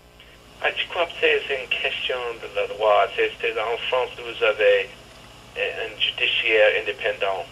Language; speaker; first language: French; non-native, learner; English